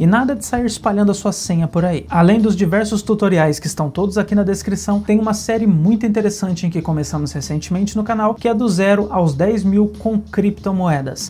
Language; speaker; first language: Portuguese; native; Portuguese